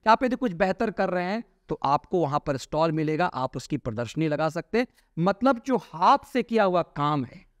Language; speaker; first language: Hindi; native; Hindi